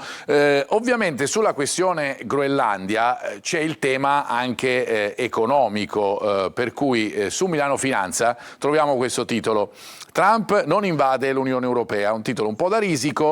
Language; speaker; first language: Italian; native; Italian